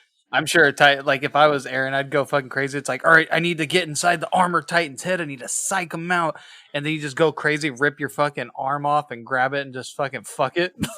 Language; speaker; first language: English; native; English